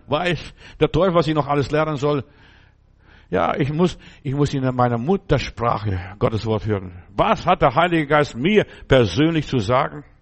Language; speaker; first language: German; non-native, fluent; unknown